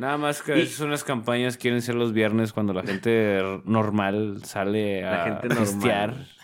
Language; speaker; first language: Spanish; native; Spanish